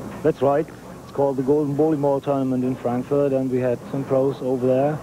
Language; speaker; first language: English; non-native, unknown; German